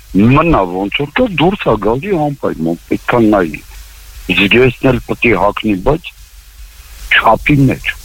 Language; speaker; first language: Armenian; native; Armenian